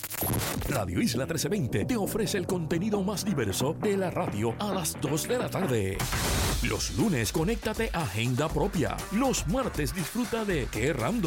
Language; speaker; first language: Spanish; native; Spanish